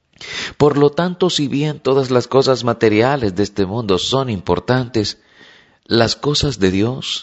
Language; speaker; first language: Spanish; native; Spanish